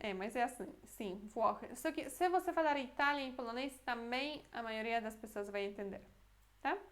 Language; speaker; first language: Portuguese; native; Portuguese